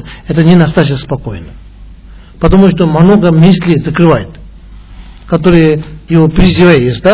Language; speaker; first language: Russian; non-native, learner; Tibetan